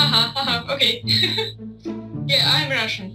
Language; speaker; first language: English; non-native, learner; Russian